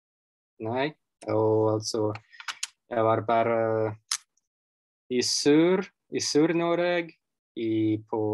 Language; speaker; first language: Norwegian; non-native, fluent; Russian